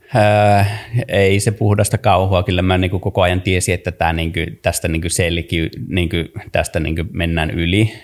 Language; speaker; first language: Finnish; native; Finnish